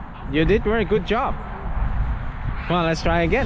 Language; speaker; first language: English; non-native, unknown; Thai